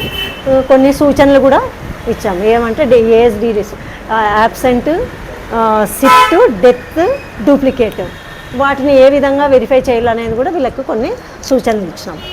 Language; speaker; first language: Telugu; native; Telugu